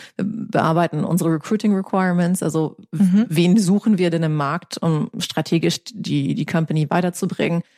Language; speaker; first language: German; non-native, fluent; English